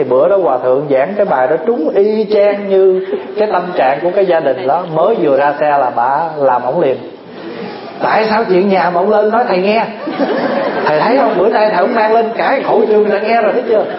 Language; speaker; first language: Vietnamese; native; Vietnamese